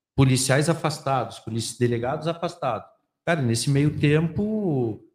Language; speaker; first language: Portuguese; native; Portuguese